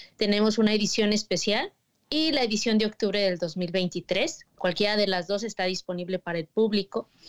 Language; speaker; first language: Spanish; native; Spanish